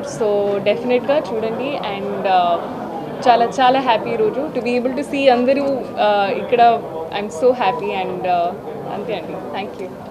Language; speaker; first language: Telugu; non-native, local second language; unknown